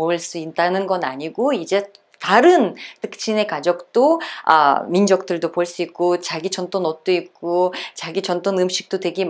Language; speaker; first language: Korean; non-native, fluent; Uzbek